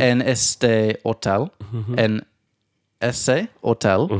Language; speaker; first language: Spanish; non-native, learner; English